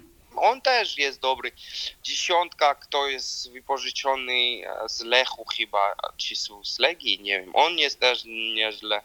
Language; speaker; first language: Polish; non-native, learner; Georgian